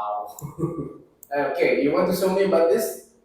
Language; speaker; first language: English; non-native, fluent; Indonesian